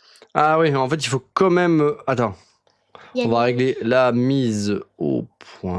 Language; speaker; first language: French; native; French